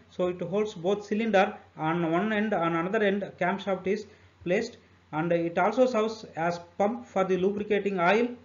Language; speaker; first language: English; non-native, local second language; Telugu